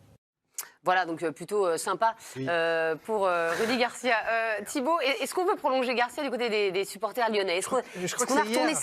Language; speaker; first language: French; native; French